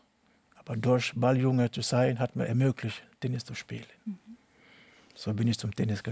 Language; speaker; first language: German; non-native, learner; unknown